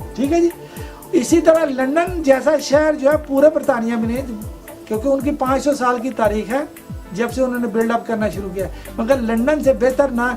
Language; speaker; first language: Urdu; non-native, local second language; Punjabi